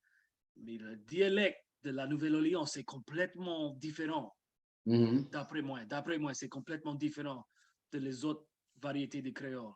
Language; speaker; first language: French; non-native, learner; English